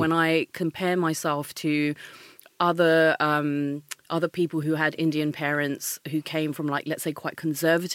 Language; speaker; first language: English; native; English